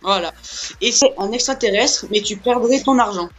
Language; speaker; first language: French; native; French